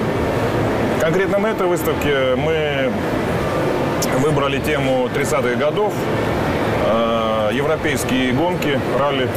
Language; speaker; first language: Russian; native; Russian